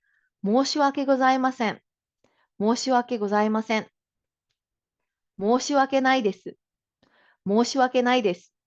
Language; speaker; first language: Japanese; non-native, fluent; Filipino